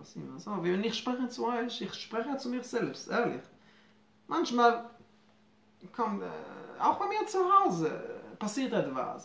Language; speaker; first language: German; non-native, fluent; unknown